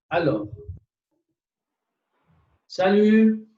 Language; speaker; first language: French; non-native, fluent; Spanish